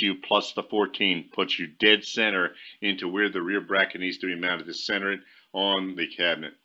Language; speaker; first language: English; native; English